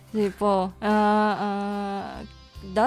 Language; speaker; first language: Catalan; non-native, learner; Indonesian